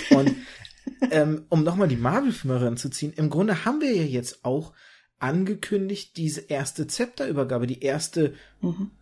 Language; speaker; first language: German; early bilingual, other home language; Russian